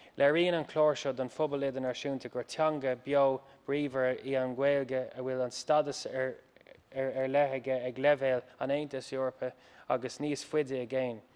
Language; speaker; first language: Irish; non-native, local second language; English